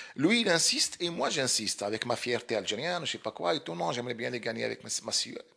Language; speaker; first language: French; non-native, local second language; Arabic